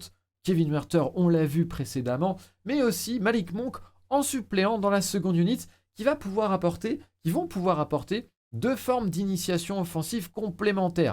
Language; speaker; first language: French; native; French